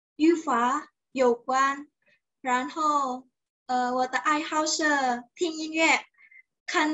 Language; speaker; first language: Chinese; non-native, learner; Indonesian